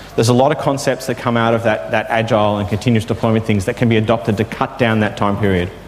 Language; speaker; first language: English; native; English